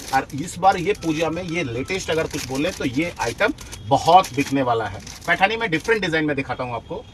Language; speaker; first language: Hindi; non-native, local second language; Bangla